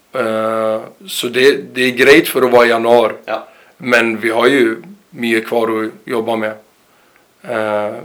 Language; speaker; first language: Swedish; early bilingual, other home language; Arabic